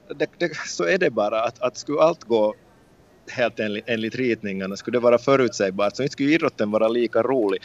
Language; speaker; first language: Swedish; native; Swedish